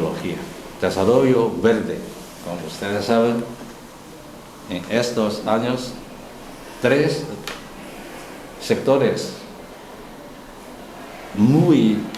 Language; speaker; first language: Spanish; non-native, learner; Chinese